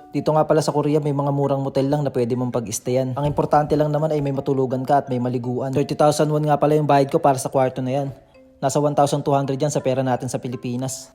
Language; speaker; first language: Filipino; native; Filipino